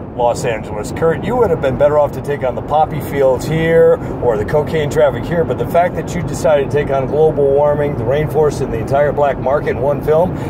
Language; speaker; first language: English; native; English